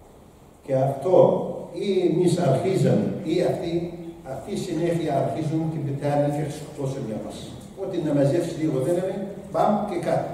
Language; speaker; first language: Greek; non-native, learner; Arabic